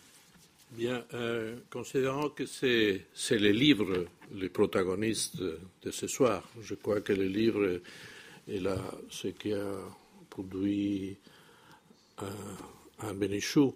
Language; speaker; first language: French; non-native, fluent; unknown